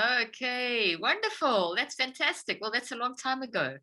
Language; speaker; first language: English; native; English